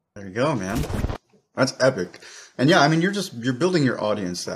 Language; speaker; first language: English; native; English